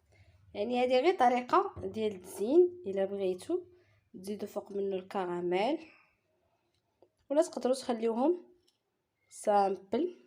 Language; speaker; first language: Arabic; native; Arabic